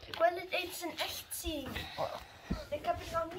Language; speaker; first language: Dutch; non-native, learner; German